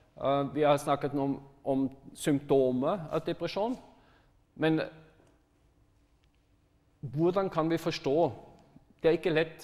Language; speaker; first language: Norwegian; non-native, fluent; German